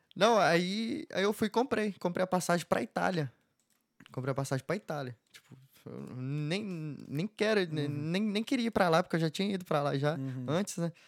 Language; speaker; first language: Portuguese; native; Portuguese